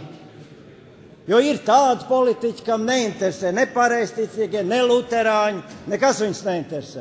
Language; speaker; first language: Latvian; native; Latvian